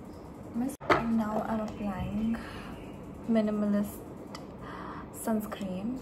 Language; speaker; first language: English; non-native, local second language; Hindi